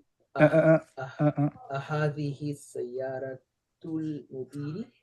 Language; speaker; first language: Arabic; non-native, learner; English